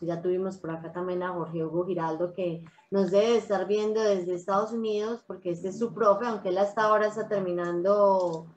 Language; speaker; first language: Spanish; native; Spanish